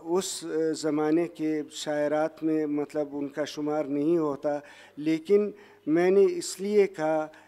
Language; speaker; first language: Urdu; non-native, local second language; Pashto